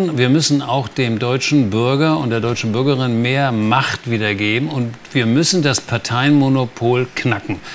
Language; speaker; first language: German; native; German